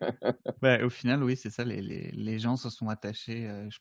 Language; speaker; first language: French; native; French